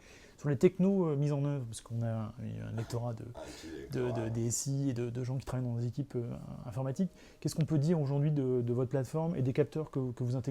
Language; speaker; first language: French; native; French